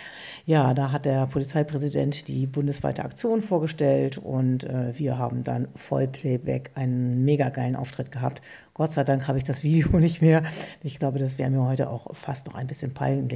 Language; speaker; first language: German; native; German